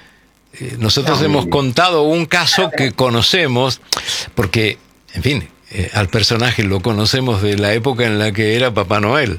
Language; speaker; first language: Spanish; native; Spanish